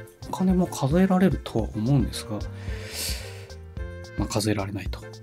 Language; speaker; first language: Japanese; native; Japanese